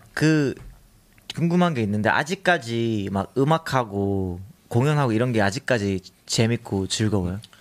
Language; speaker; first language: Korean; early bilingual, other home language; English